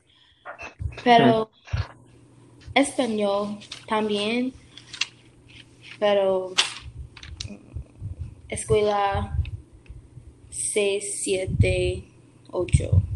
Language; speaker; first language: Spanish; non-native, learner; English